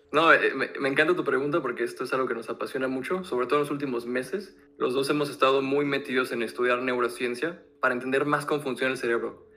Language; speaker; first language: Spanish; native; Spanish